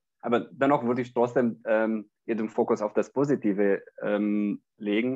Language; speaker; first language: German; non-native, fluent; Arabic